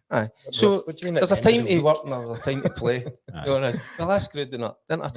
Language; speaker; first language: English; native; English